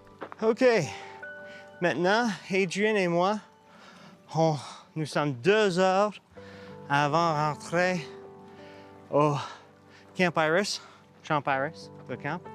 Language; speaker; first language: French; non-native, learner; English